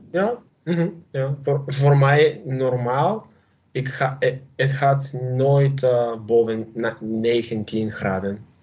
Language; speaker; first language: Dutch; non-native, learner; Bulgarian